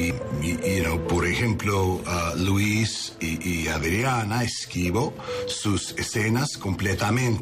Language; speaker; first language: Spanish; non-native, learner; English